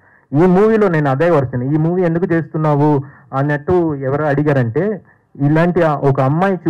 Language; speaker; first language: Telugu; non-native, fluent; Tamil